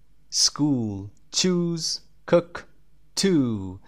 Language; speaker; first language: English; non-native, fluent; Persian